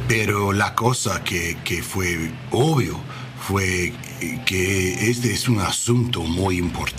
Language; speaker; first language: Spanish; non-native, learner; English